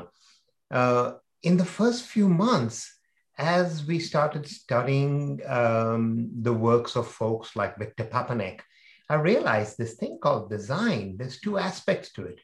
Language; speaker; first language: English; non-native, local second language; Hindi